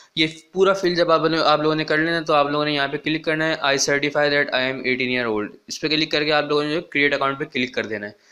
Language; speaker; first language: Urdu; non-native, local second language; Punjabi